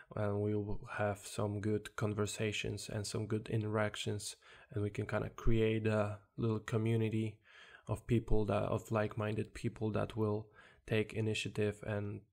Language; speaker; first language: English; non-native, fluent; Polish